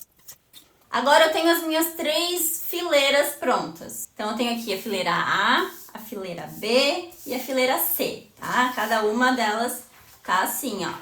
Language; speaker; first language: Portuguese; native; Portuguese